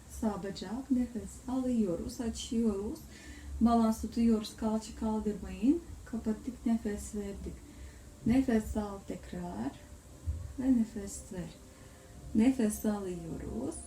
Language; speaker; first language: Turkish; non-native, learner; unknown